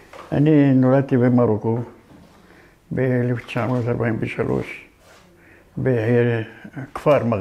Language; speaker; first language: Hebrew; early bilingual, other home language; Arabic